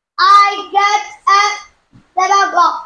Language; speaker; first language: English; non-native, learner; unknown